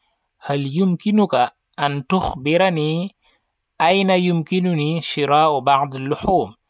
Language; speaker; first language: Arabic; non-native, fluent; Wolof